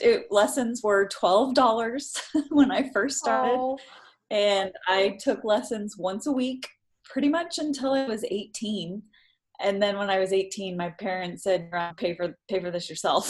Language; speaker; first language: English; native; English